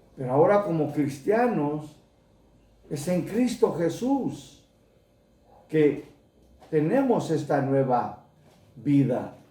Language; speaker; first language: Spanish; early bilingual, heritage; Spanish